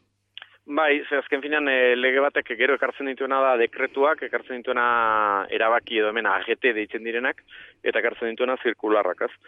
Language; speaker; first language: Basque; native; Basque